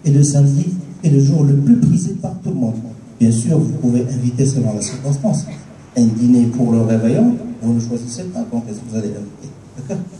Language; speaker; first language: French; non-native, local second language; Arabic